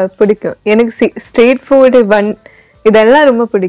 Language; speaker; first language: Tamil; non-native, learner; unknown